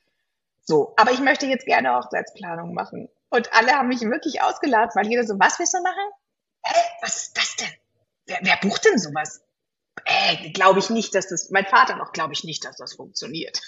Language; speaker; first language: German; native; German